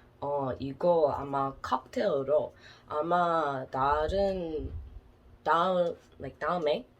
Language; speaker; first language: Korean; non-native, learner; English